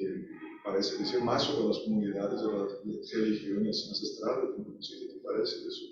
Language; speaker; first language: Spanish; non-native, fluent; Portuguese